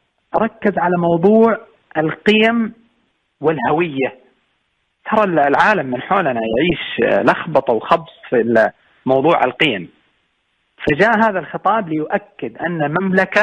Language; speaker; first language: Arabic; native; Arabic